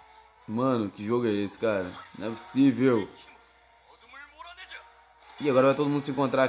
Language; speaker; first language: Portuguese; native; Portuguese